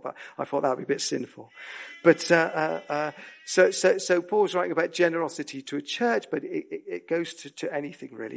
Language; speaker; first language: English; native; English